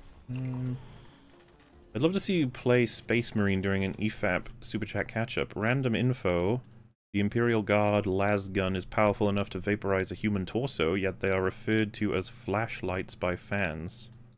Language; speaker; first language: English; native; English